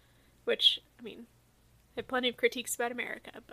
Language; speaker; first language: English; native; English